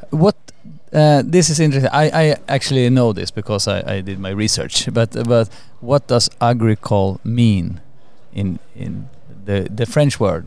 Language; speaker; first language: English; non-native, fluent; Swedish